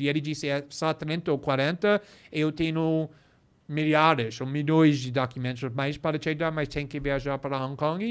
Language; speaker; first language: Portuguese; non-native, fluent; English